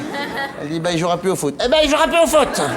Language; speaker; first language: French; native; French